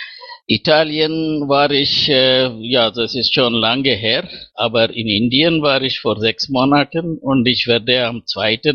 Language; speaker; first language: German; non-native, fluent; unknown